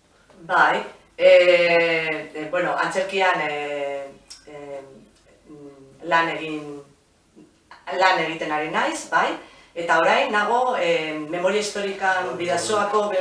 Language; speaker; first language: Basque; non-native, local second language; Spanish